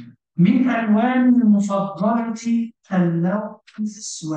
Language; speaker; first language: Arabic; non-native, learner; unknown